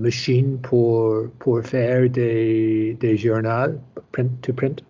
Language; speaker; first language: French; non-native, learner; English